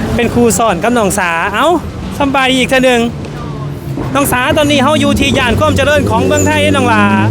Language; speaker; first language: Thai; native; Thai